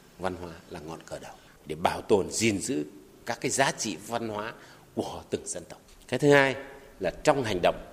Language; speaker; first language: Vietnamese; non-native, local second language; Tày